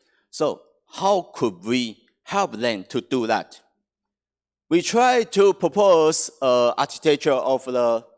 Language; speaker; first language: English; non-native, fluent; Chinese